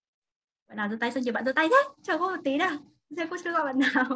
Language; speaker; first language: Vietnamese; native; Vietnamese